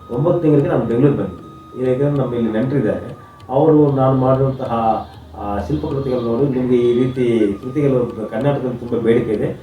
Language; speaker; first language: Kannada; non-native, local second language; Telugu